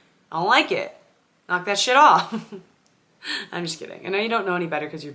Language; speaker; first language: English; native; English